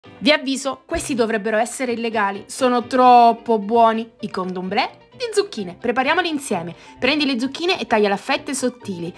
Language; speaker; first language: Italian; native; Italian